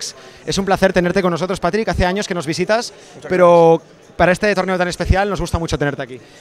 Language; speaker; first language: Spanish; native; Spanish